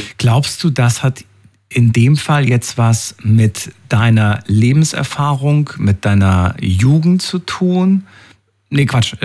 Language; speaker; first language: German; native; German